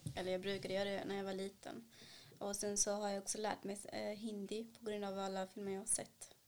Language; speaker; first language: Swedish; early bilingual, other home language; Kannada